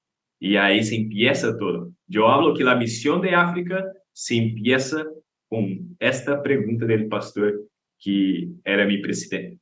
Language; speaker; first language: Spanish; non-native, learner; Portuguese